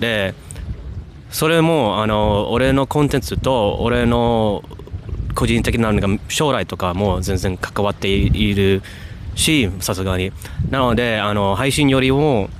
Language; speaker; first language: Japanese; non-native, fluent; English